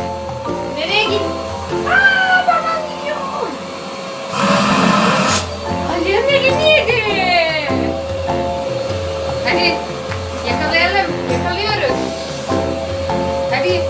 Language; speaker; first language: Turkish; native; Turkish